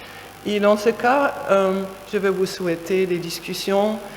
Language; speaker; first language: French; non-native, fluent; German